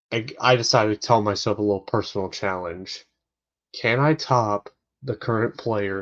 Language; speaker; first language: English; native; English